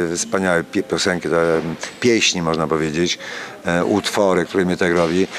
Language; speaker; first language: Polish; native; Polish